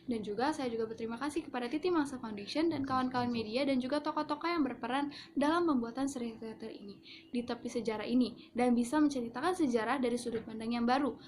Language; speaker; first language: Indonesian; native; Indonesian